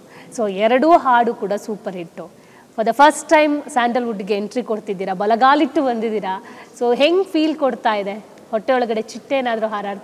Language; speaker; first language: Kannada; native; Kannada